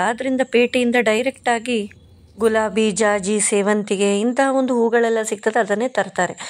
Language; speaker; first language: Kannada; non-native, local second language; Konkani